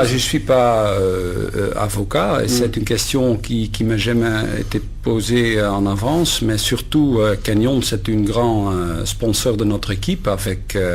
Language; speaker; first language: French; non-native, learner; Dutch